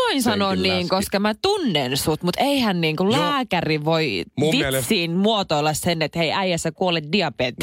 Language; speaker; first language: Finnish; native; Finnish